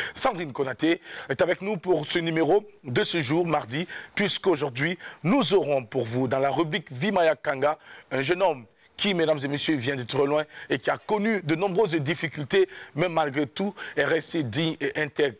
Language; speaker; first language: French; non-native, local second language; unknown